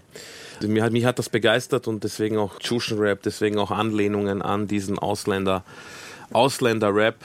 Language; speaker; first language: German; early bilingual, other home language; Croatian